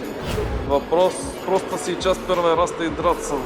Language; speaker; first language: Russian; non-native, learner; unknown